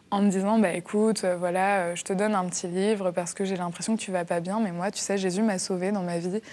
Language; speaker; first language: French; native; French